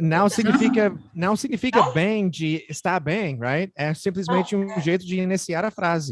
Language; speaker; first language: Portuguese; non-native, fluent; English